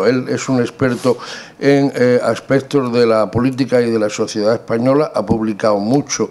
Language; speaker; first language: Spanish; native; Spanish